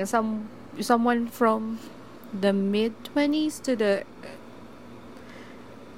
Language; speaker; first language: English; non-native, local second language; Filipino